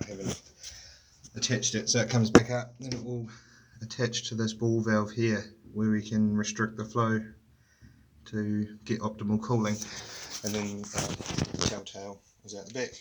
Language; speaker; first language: English; native; English